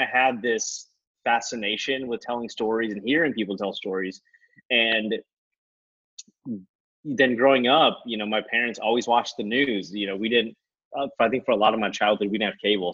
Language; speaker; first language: English; native; English